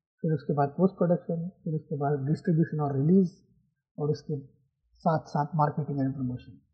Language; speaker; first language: Hindi; non-native, local second language; Marathi